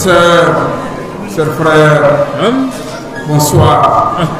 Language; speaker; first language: French; non-native, local second language; Soninke